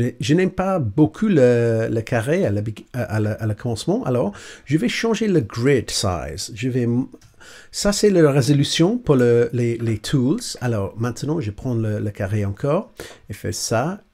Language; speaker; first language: French; non-native, learner; English